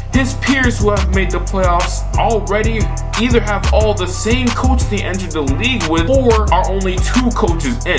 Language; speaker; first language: English; native; English